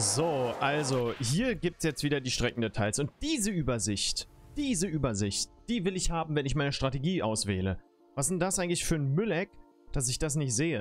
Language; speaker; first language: German; native; German